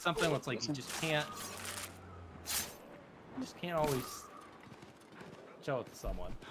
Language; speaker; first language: English; native; English